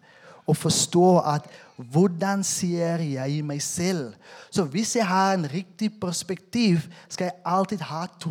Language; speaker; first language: Norwegian; non-native, fluent; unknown